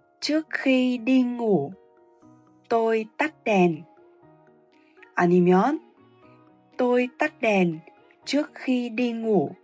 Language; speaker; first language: Vietnamese; non-native, fluent; Korean